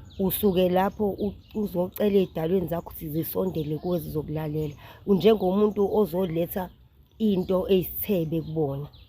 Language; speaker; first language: Zulu; native; Zulu